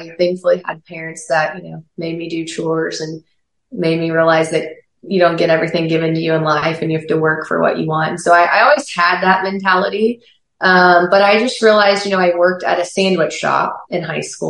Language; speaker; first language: English; native; English